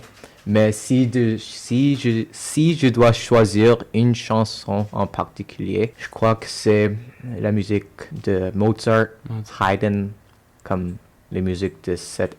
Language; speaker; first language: French; non-native, local second language; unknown